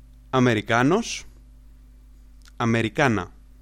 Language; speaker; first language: Greek; native; Greek